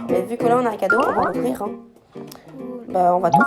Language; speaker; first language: French; native; French